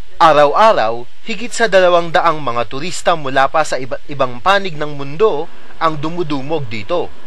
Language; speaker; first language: Filipino; native; Filipino